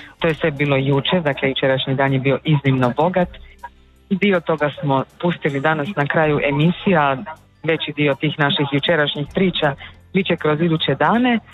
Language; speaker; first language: Croatian; native; Croatian